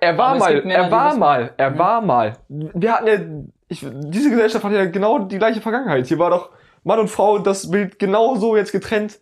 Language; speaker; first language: German; native; German